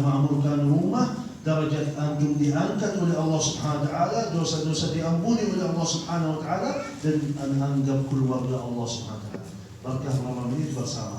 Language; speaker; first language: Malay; non-native, fluent; Arabic